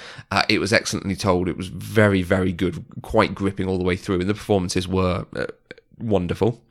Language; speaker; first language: English; native; English